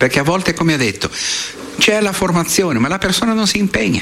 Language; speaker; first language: Italian; non-native, fluent; Portuguese